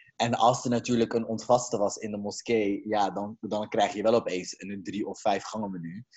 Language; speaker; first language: Dutch; early bilingual, other home language; Caribbean Hindustani